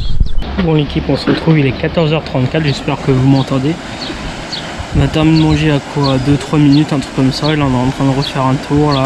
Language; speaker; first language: French; native; French